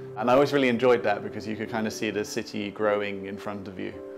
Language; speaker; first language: English; native; English